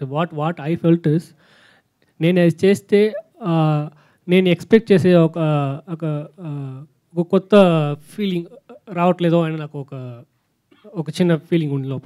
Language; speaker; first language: Telugu; non-native, learner; Tamil